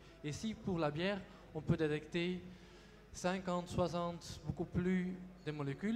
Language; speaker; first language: French; non-native, local second language; Dutch